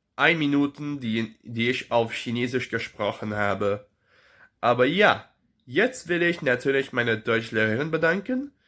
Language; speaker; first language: German; non-native, learner; French